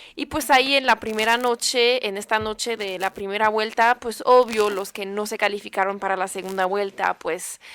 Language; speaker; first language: Spanish; non-native, fluent; French